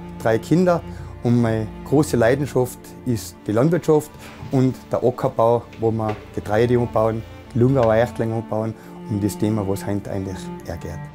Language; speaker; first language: German; native; German